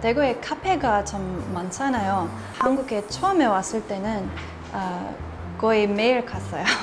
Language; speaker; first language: Korean; non-native, learner; English